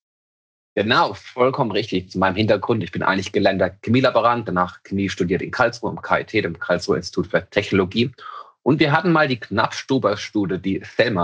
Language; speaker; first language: German; native; German